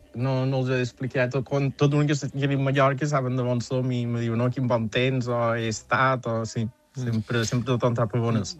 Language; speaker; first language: Catalan; native; Catalan